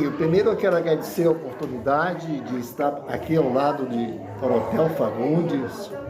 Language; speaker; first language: Portuguese; native; Portuguese